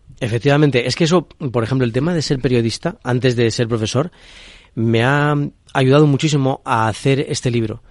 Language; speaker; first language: Spanish; native; Spanish